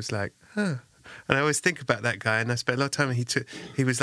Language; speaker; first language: English; native; English